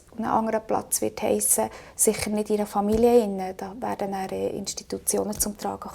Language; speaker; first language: German; native; German